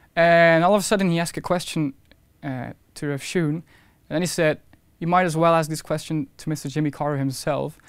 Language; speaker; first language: English; non-native, fluent; Dutch